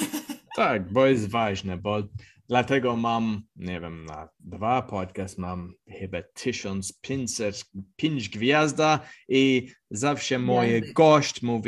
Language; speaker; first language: Polish; non-native, learner; English